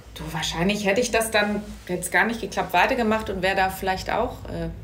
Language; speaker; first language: German; native; German